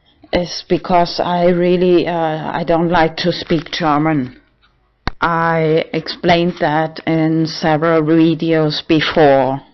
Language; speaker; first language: English; non-native, learner; German